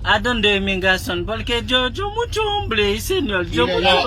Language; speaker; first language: Spanish; non-native, learner; Haitian Creole